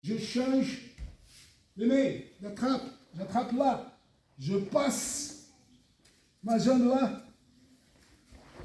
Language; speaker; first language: French; non-native, fluent; Portuguese